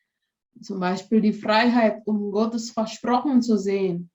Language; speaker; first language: German; non-native, fluent; Indonesian